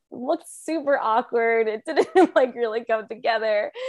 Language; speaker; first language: English; native; English